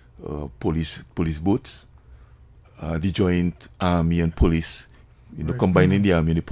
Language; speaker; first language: English; native; English